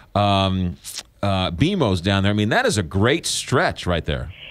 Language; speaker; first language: English; native; English